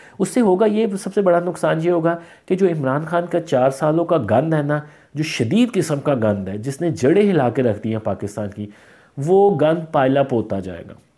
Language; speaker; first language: Urdu; native; Urdu